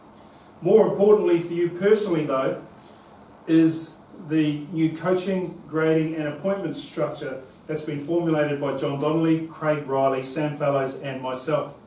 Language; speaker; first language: English; native; English